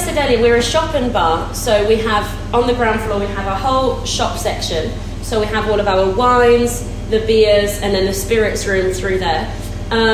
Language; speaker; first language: English; native; English